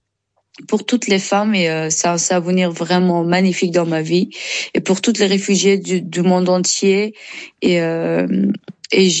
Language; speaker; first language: French; non-native, learner; Persian